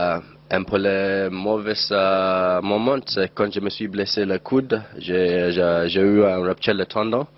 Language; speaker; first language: French; non-native, learner; Zulu